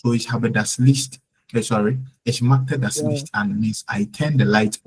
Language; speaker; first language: German; non-native, learner; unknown